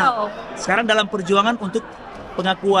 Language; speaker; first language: Indonesian; native; Indonesian